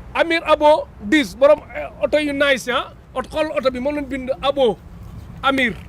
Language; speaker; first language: Wolof; native; Wolof